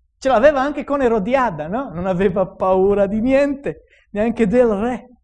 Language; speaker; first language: Italian; non-native, fluent; Romanian